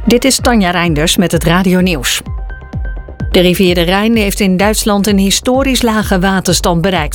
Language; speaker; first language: Dutch; native; Dutch